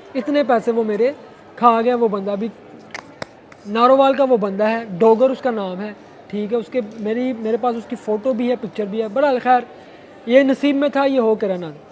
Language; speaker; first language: Urdu; non-native, local second language; Punjabi